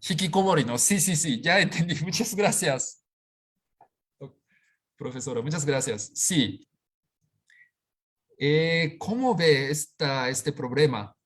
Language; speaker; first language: Spanish; non-native, fluent; Japanese